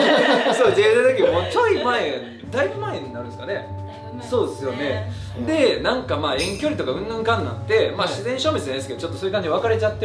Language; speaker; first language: Japanese; native; Japanese